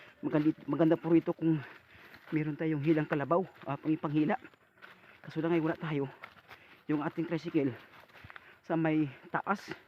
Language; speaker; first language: Filipino; native; Filipino